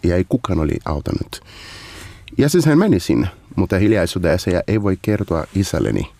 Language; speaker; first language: Finnish; non-native, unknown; Portuguese